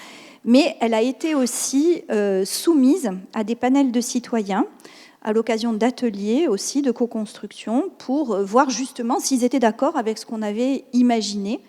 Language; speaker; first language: French; native; French